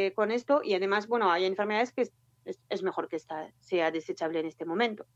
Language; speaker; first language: Spanish; non-native, fluent; French